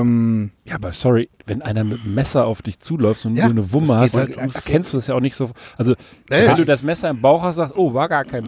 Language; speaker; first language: German; native; German